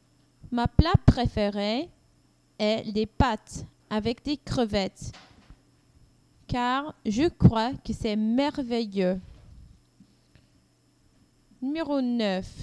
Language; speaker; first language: French; non-native, learner; English